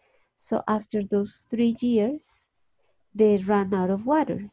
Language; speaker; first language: English; non-native, fluent; Spanish